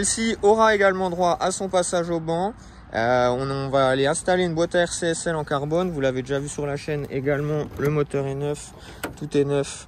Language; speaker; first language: French; native; French